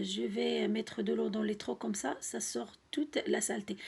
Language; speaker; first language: French; non-native, local second language; Arabic